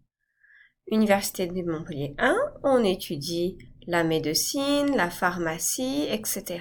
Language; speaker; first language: French; non-native, fluent; English